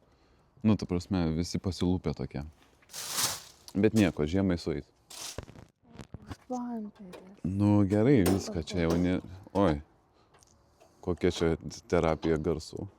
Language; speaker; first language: Lithuanian; native; Lithuanian